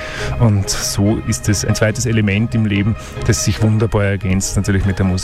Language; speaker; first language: German; native; German